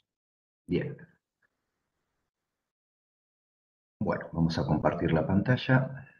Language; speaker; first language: Spanish; native; Spanish